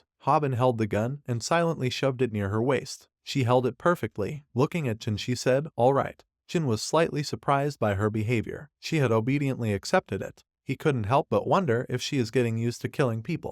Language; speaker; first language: English; non-native, local second language; Hindi